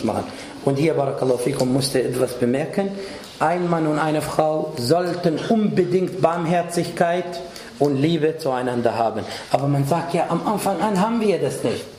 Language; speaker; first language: German; non-native, fluent; Arabic